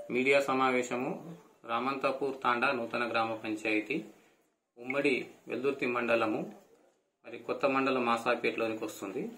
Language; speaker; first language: Telugu; non-native, local second language; Lambadi